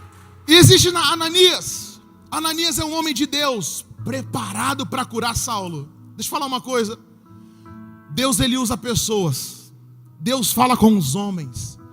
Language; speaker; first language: Portuguese; native; Portuguese